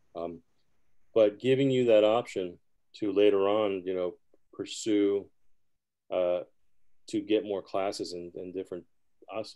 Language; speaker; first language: English; early bilingual, other home language; Spanish